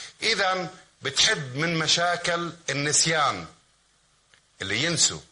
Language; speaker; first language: Arabic; native; Arabic